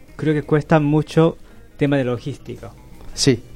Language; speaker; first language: Spanish; non-native, learner; Japanese